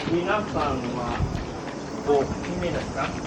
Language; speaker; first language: Japanese; non-native, learner; English